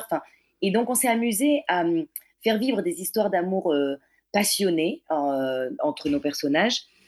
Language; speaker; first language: French; native; French